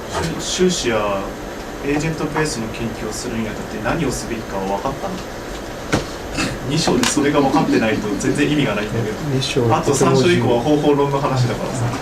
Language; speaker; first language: Japanese; native; Japanese